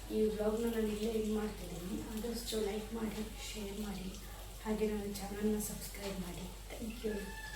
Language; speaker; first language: Kannada; non-native, local second language; Tulu